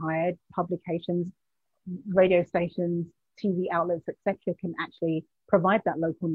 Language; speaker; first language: English; native; English